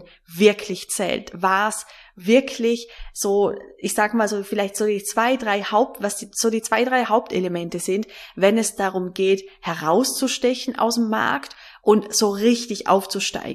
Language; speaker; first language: German; native; German